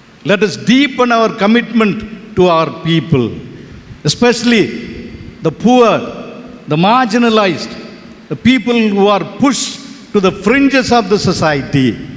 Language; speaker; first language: English; non-native, local second language; Tamil